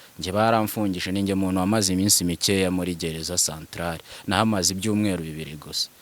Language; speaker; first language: Kinyarwanda; early bilingual, other home language; Swahili